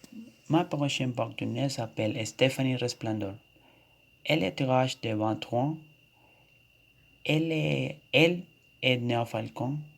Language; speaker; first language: French; non-native, learner; Spanish